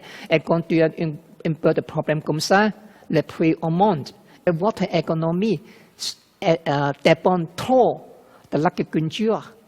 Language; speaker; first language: French; non-native, fluent; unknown